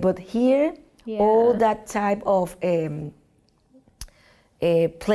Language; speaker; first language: English; non-native, learner; Spanish